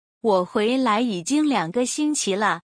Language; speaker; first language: Chinese; native; Chinese